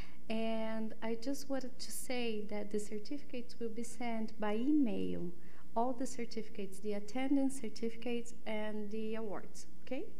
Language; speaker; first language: English; non-native, fluent; Portuguese